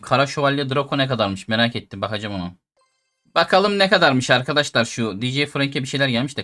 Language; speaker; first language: Turkish; native; Turkish